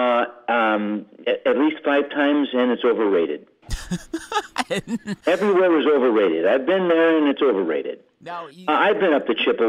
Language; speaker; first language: English; native; English